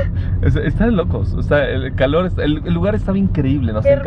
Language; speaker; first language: Spanish; native; Spanish